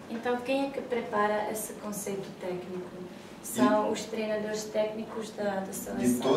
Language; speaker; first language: Portuguese; non-native, fluent; Czech